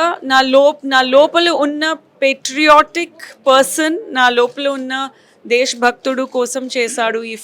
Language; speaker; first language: Telugu; non-native, fluent; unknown